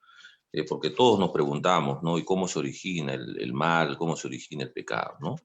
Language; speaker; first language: Spanish; native; Spanish